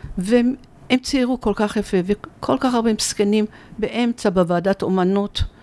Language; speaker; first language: Hebrew; early bilingual, other home language; Arabic